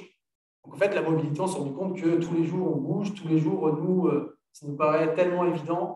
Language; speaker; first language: French; native; French